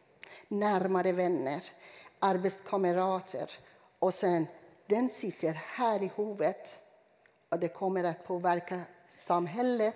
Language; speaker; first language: Swedish; non-native, fluent; Persian